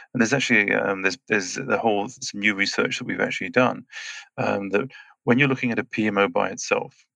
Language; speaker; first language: English; native; English